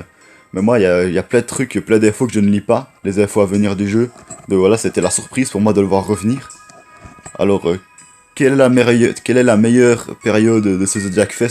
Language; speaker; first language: French; native; French